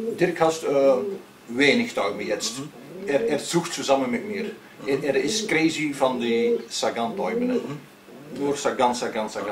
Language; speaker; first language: German; non-native, learner; Dutch